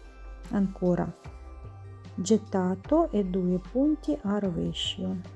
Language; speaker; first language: Italian; non-native, learner; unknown